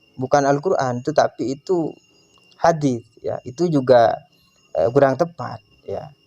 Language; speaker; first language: Indonesian; non-native, local second language; Madurese